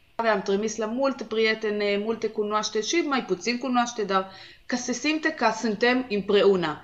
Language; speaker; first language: Romanian; non-native, learner; Hebrew